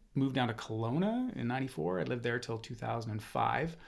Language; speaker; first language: English; native; English